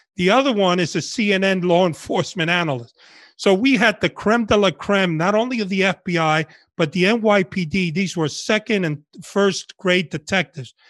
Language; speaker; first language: English; early bilingual, other home language; Spanish